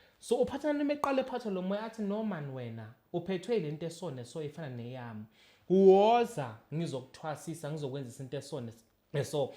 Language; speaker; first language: Zulu; native; Zulu